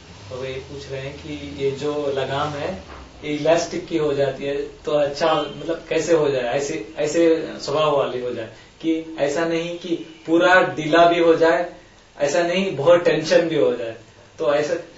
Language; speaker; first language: Hindi; native; Hindi